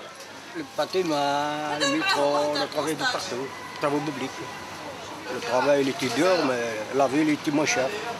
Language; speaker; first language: French; non-native, learner; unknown